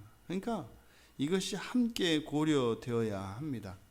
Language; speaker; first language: Korean; native; Korean